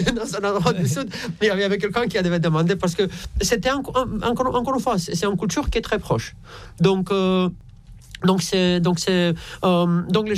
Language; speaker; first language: French; non-native, fluent; Romanian